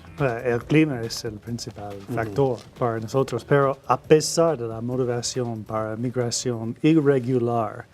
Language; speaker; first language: Spanish; non-native, fluent; English